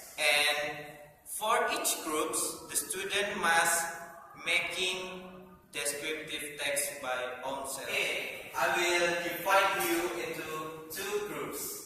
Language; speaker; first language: English; non-native, learner; Indonesian